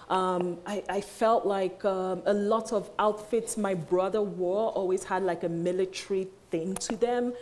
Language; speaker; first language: English; non-native, local second language; Igbo